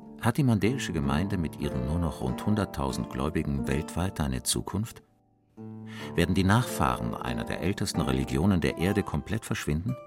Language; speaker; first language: German; native; German